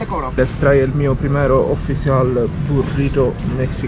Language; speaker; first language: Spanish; non-native, learner; Italian